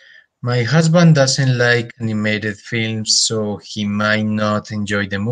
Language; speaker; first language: English; non-native, learner; Spanish